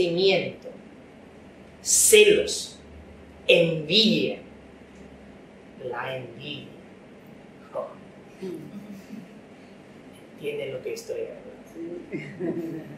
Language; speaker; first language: Spanish; non-native, fluent; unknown